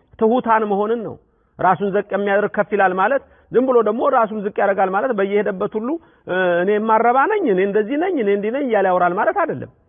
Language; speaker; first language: Amharic; native; Amharic